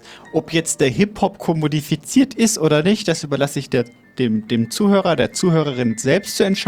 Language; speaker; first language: German; native; German